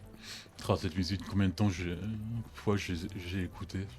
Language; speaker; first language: French; native; French